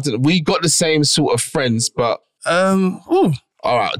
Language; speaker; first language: English; native; English